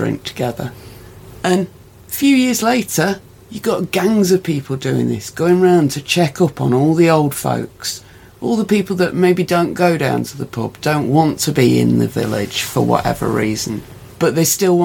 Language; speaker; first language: English; native; English